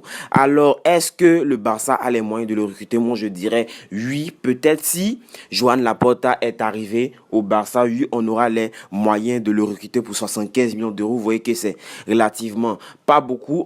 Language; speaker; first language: French; native; French